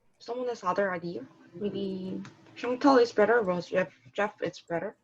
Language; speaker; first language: English; non-native, learner; Korean